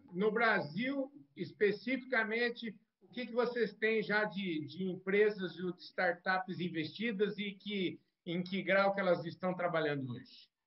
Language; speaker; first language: Portuguese; native; Portuguese